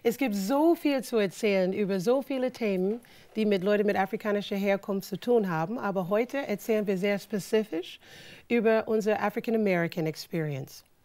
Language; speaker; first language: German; non-native, fluent; English